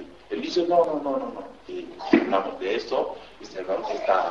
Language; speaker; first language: Spanish; non-native, learner; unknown